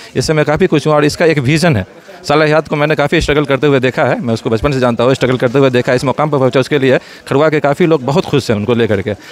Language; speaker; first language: Hindi; native; Hindi